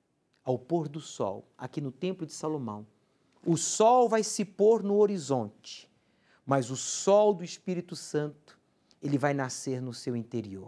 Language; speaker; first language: Portuguese; native; Portuguese